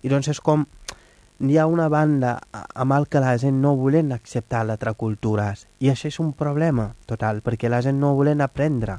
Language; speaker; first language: Catalan; non-native, fluent; Wolof